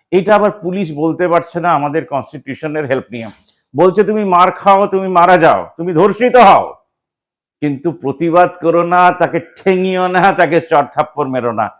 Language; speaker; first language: Bangla; native; Bangla